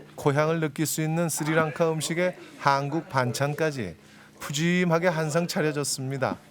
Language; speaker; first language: Korean; native; Korean